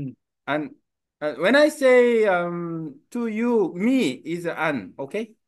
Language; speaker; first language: English; non-native, learner; Korean